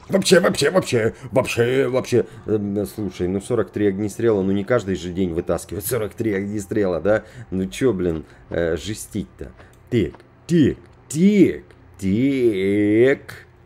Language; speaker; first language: Russian; native; Russian